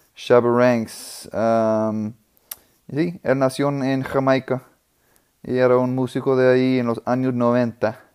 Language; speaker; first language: Spanish; non-native, fluent; English